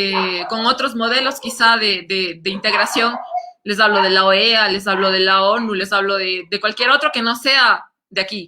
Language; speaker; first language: Spanish; native; Spanish